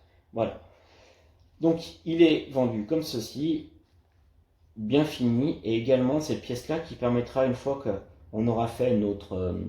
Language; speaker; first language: French; native; French